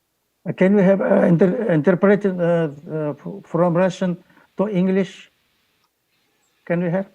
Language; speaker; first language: English; non-native, learner; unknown